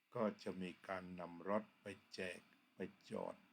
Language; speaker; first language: Thai; native; Thai